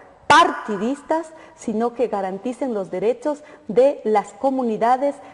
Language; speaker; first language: Spanish; native; Spanish